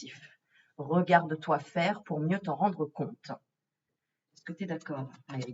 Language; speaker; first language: French; native; French